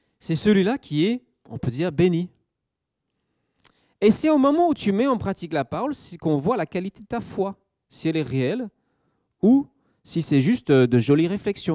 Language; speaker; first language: French; native; French